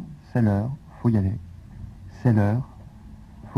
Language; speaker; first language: French; native; French